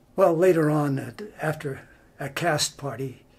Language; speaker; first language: English; native; English